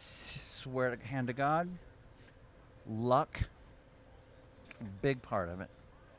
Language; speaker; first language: English; native; English